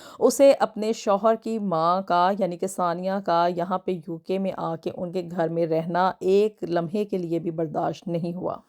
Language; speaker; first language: Urdu; native; Urdu